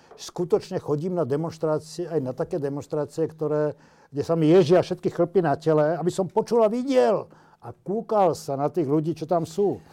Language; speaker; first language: Slovak; native; Slovak